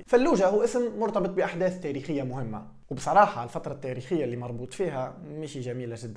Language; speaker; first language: Arabic; native; Arabic